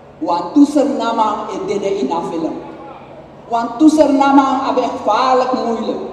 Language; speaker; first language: Dutch; native; Dutch